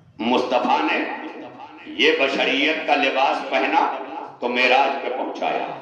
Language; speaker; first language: Urdu; non-native, local second language; Awadhi